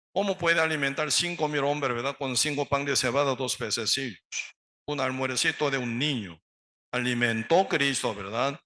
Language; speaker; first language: Spanish; non-native, learner; Korean